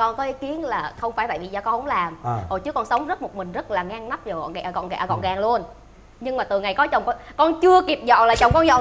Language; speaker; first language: Vietnamese; native; Vietnamese